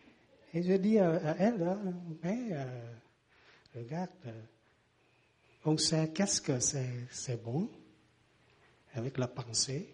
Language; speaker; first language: French; non-native, learner; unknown